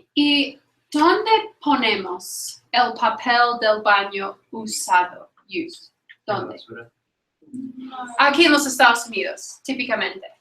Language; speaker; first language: Spanish; non-native, fluent; English